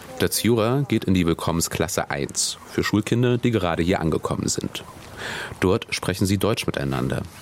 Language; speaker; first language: German; native; German